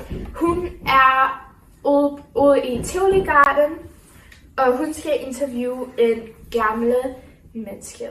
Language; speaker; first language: Danish; non-native, learner; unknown